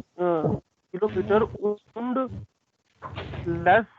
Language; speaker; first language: German; non-native, learner; Hindi